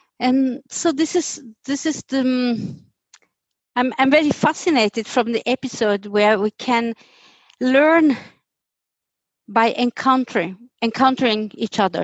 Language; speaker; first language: English; non-native, fluent; Italian